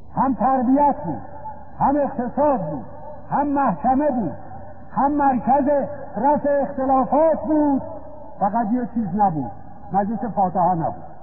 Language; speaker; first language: Persian; native; Persian